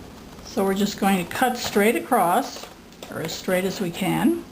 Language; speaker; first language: English; native; English